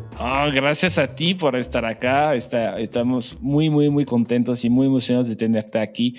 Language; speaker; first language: Spanish; non-native, fluent; French